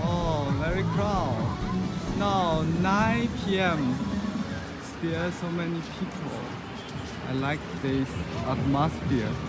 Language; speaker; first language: English; non-native, learner; Chinese